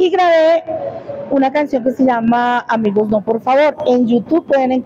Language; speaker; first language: Spanish; native; Spanish